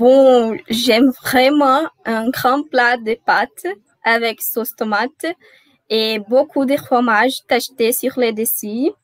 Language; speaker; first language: French; non-native, learner; Portuguese